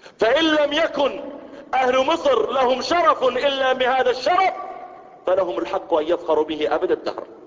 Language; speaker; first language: Arabic; native; Arabic